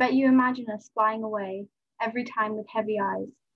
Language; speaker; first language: English; non-native, local second language; Nepali